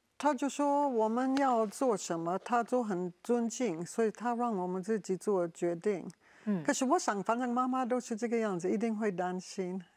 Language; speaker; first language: Chinese; non-native, fluent; English